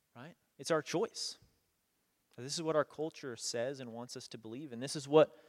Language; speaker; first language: English; native; English